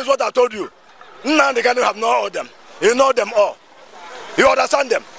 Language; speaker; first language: English; non-native, local second language; Igbo